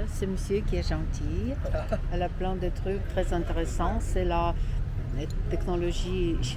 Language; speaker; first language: French; non-native, fluent; Russian